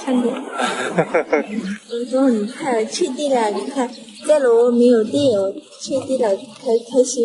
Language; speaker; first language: Chinese; non-native, learner; Lao